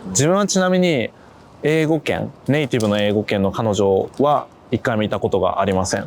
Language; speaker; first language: Japanese; native; Japanese